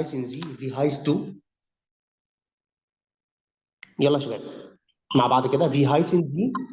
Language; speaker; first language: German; non-native, fluent; Arabic